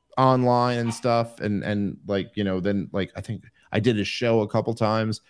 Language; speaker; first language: English; native; English